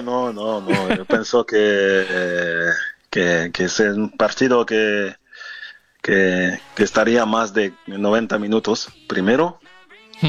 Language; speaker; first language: Spanish; non-native, fluent; French